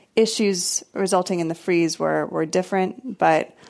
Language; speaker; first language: English; native; English